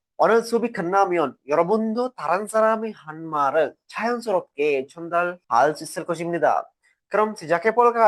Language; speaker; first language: Korean; non-native, fluent; Sinhala